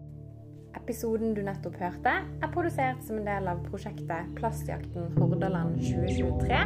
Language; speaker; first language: Norwegian; native; Norwegian